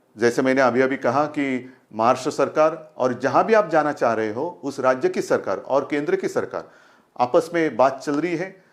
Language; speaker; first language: Hindi; non-native, local second language; Marathi